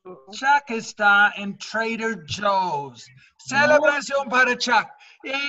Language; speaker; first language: Spanish; non-native, fluent; English